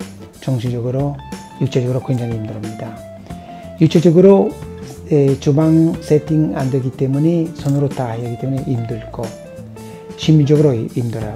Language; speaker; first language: Korean; non-native, fluent; Italian